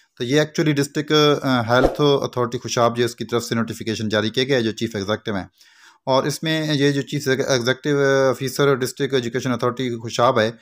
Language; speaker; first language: Urdu; non-native, local second language; Punjabi